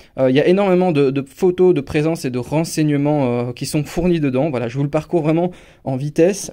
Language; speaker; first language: French; non-native, fluent; English